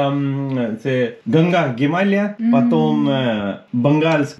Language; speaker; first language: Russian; non-native, learner; Hindi